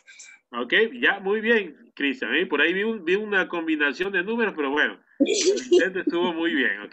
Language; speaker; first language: Spanish; native; Spanish